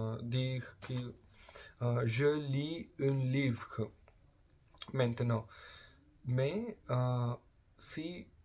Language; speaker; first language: French; non-native, learner; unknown